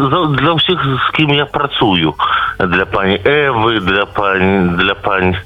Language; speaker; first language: Polish; non-native, local second language; Belarusian